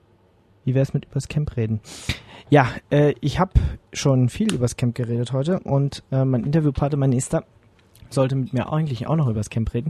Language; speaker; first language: German; native; German